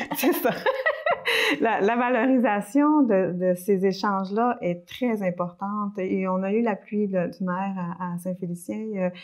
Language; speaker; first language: French; early bilingual, other home language; Spanish